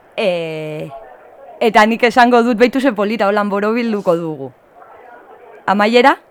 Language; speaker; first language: Basque; native; Basque